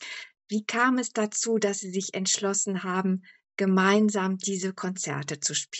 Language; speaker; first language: German; native; German